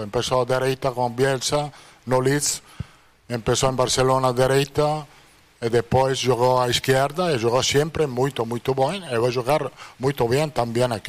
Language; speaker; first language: Portuguese; non-native, fluent; Italian